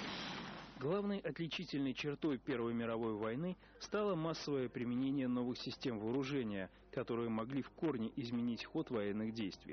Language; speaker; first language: Russian; native; Russian